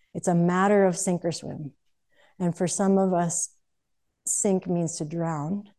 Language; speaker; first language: English; native; English